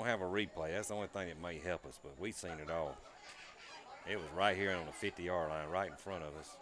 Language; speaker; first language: English; native; English